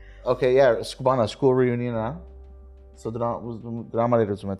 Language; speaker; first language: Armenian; early bilingual, heritage; Armenian